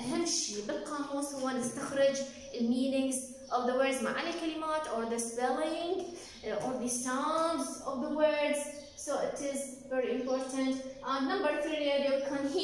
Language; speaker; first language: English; non-native, fluent; Arabic